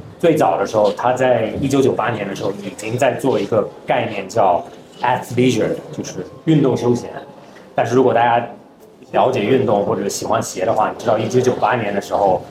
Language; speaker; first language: Chinese; early bilingual, heritage; Chinese